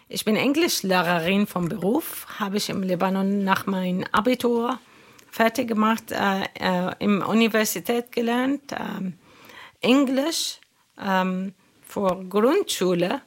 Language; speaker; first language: German; non-native, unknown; Arabic